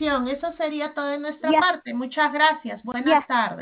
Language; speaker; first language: Spanish; native; Spanish